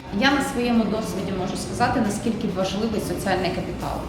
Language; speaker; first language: Ukrainian; native; Ukrainian